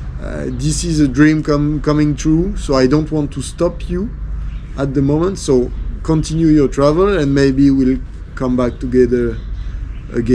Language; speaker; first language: English; non-native, fluent; French